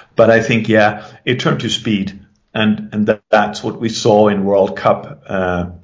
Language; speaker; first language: English; non-native, fluent; Swedish